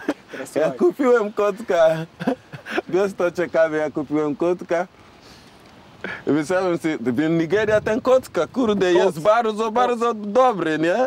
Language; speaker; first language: Polish; non-native, learner; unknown